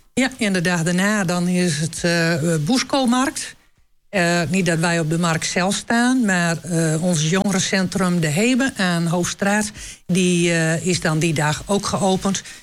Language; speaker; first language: Dutch; native; Dutch